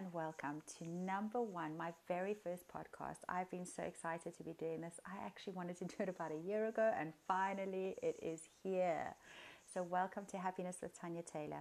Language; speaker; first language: English; native; English